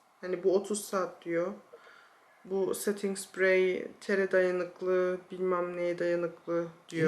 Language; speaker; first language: Turkish; early bilingual, heritage; Turkish